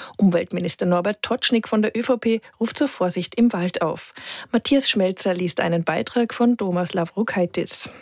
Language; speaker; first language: German; native; German